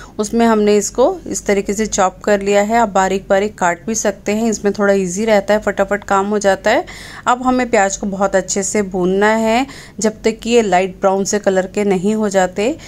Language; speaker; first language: Hindi; non-native, local second language; Punjabi